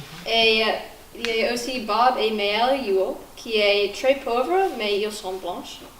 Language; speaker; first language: French; non-native, learner; English